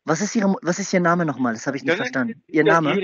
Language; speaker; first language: German; native; German